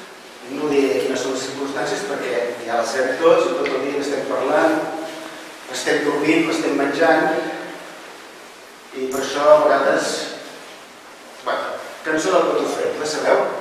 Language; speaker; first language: Catalan; native; Catalan